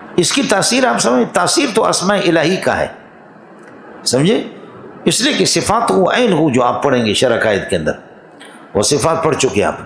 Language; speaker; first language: Urdu; non-native, local second language; Brahui